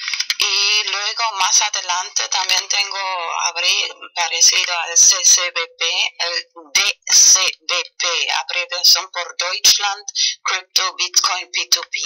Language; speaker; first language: Spanish; non-native, fluent; German